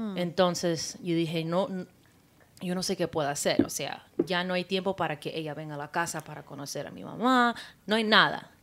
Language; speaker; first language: Spanish; early bilingual, heritage; Spanish